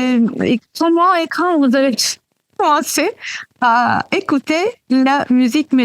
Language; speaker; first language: French; non-native, fluent; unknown